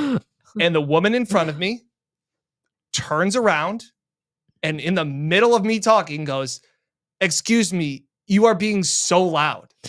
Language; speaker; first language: English; native; English